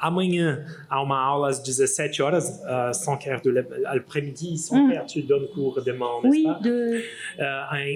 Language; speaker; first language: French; non-native, fluent; Portuguese